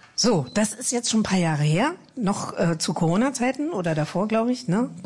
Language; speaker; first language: German; native; German